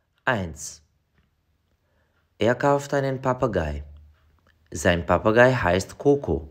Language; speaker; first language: German; non-native, fluent; Serbian